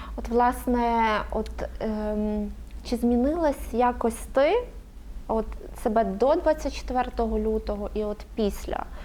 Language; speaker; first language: Ukrainian; native; Ukrainian